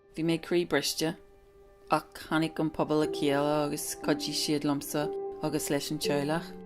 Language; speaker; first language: Irish; non-native, local second language; English